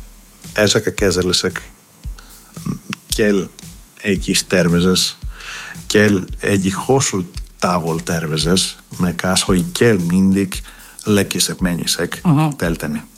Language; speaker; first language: Hungarian; non-native, learner; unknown